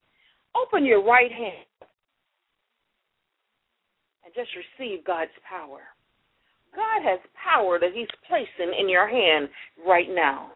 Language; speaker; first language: English; native; English